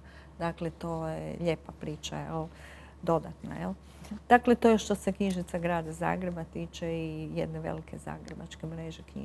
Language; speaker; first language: Croatian; native; Croatian